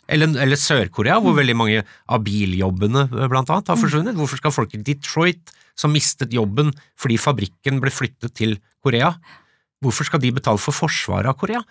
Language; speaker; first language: Norwegian; early bilingual, other home language; English